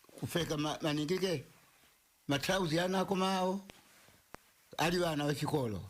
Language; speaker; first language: Shona; non-native, fluent; Nyanja